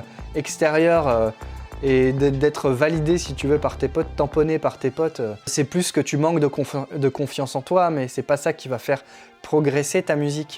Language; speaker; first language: French; native; French